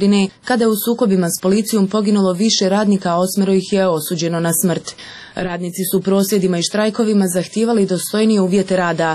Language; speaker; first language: Croatian; native; Croatian